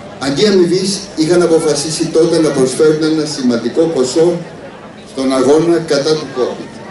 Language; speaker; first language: Greek; native; Greek